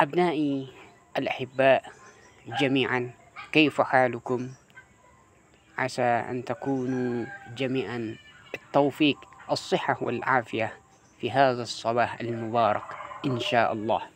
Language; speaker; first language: Arabic; non-native, fluent; Indonesian